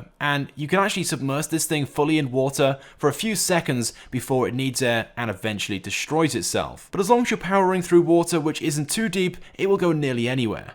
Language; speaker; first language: English; native; English